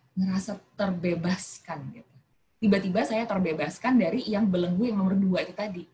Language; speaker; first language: Malay; non-native, local second language; Javanese